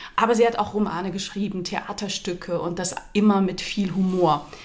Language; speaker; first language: German; native; German